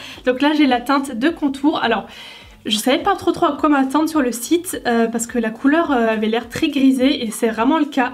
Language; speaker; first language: French; native; French